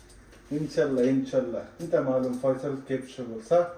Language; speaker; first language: Arabic; non-native, learner; Bangla